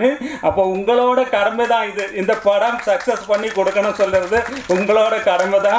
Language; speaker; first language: Tamil; non-native, local second language; Malayalam